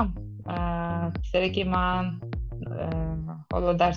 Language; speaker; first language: English; non-native, fluent; Tajik